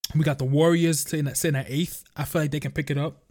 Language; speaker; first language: English; native; English